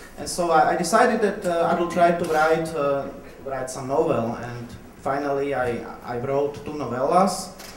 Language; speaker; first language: English; non-native, fluent; Slovak